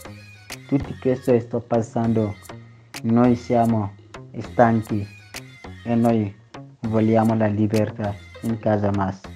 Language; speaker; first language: Italian; non-native, learner; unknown